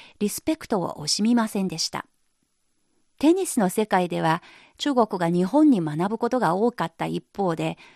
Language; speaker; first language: Japanese; non-native, fluent; Chinese